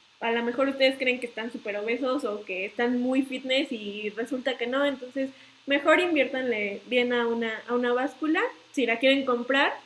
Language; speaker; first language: Spanish; native; Spanish